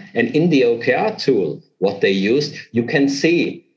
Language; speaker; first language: English; non-native, fluent; German